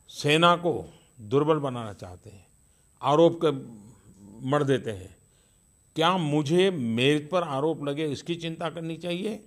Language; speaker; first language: Hindi; non-native, local second language; Gujarati